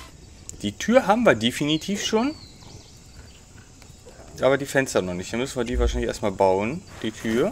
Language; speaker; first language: German; native; German